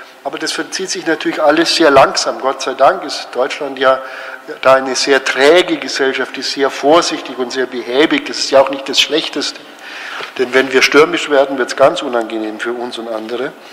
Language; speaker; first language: German; native; German